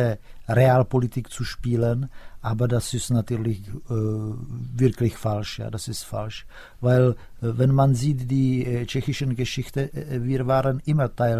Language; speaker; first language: German; non-native, fluent; Czech